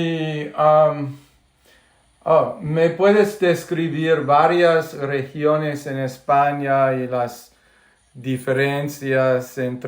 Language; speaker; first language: Spanish; non-native, fluent; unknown